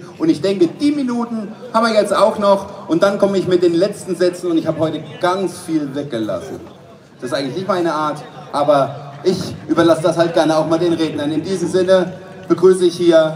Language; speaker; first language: German; native; German